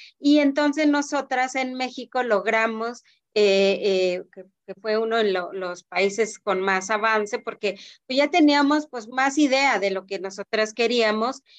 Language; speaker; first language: Spanish; non-native, local second language; Mixtepec Mixtec